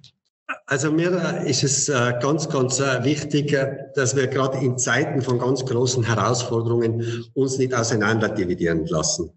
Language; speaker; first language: German; native; German